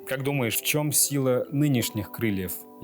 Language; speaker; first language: Russian; native; Russian